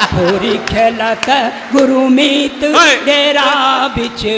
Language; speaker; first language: Hindi; native; Hindi